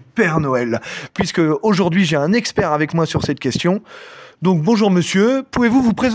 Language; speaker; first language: French; native; French